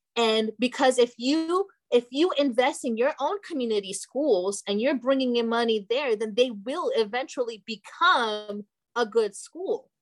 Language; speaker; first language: English; early bilingual, other home language; Portuguese